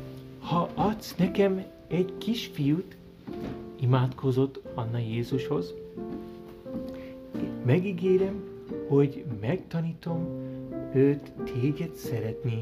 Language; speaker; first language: Hungarian; early bilingual, heritage; Hungarian